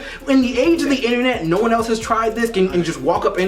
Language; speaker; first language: English; native; English